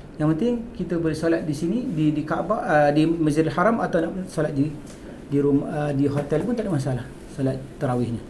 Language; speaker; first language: Malay; native; Malay